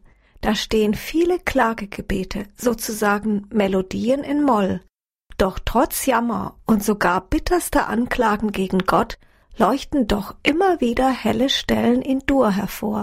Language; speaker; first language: German; native; German